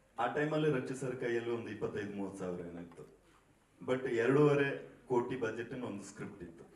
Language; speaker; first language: Kannada; non-native, local second language; Tulu